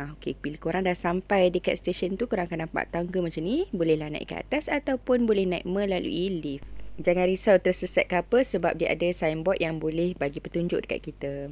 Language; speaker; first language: Malay; native; Malay